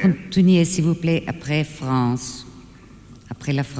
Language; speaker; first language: French; non-native, fluent; German